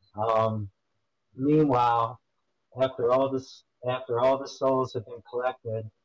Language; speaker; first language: English; native; English